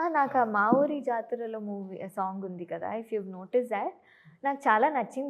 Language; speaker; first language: Telugu; non-native, fluent; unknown